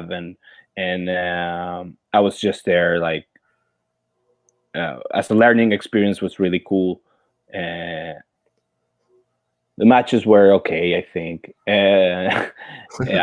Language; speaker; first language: English; non-native, fluent; Spanish